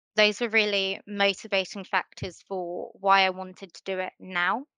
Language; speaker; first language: English; native; English